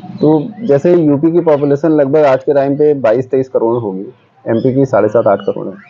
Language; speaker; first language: Hindi; native; Hindi